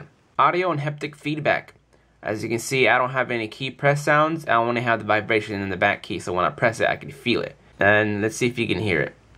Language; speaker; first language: English; native; English